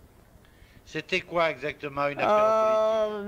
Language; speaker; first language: French; native; French